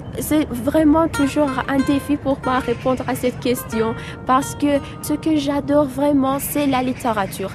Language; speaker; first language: French; non-native, fluent; Persian